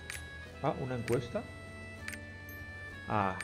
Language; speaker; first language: Spanish; native; Spanish